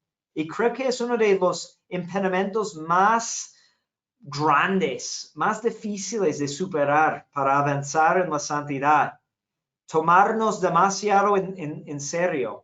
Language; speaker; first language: Spanish; non-native, fluent; English